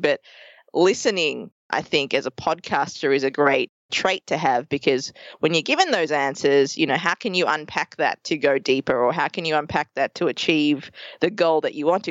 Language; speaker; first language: English; native; English